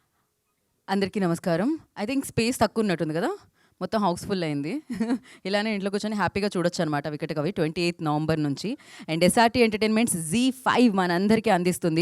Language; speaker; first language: Telugu; native; Telugu